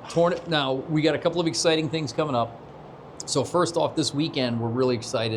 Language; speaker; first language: English; native; English